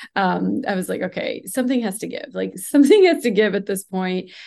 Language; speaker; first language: English; non-native, local second language; Hindi